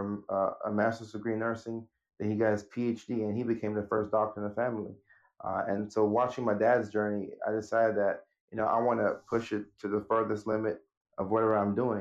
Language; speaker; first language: English; native; English